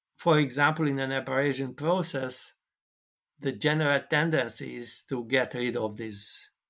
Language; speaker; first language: English; non-native, fluent; Hungarian